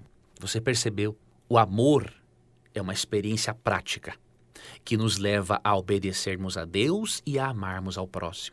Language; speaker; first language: Portuguese; native; Portuguese